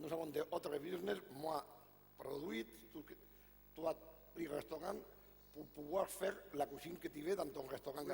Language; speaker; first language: French; non-native, fluent; Catalan